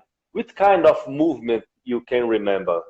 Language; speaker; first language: English; non-native, learner; Portuguese